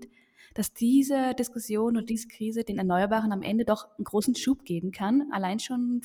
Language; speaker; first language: German; native; German